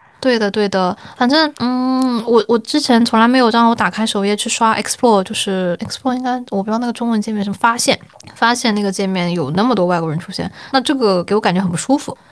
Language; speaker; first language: Chinese; native; Chinese